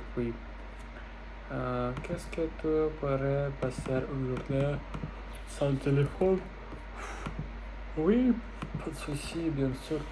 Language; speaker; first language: French; non-native, learner; Russian